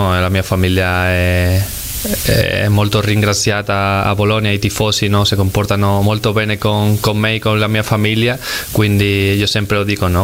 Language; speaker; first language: Italian; non-native, fluent; Spanish